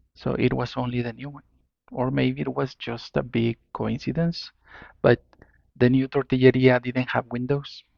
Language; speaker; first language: English; non-native, fluent; Spanish